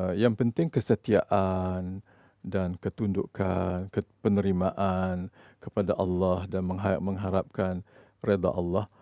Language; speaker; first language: Malay; native; Malay